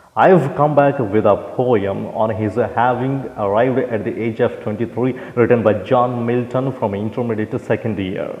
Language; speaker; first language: English; non-native, local second language; Telugu